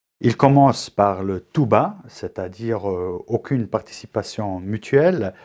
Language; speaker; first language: French; native; French